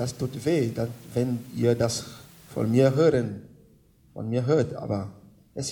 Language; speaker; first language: German; non-native, learner; French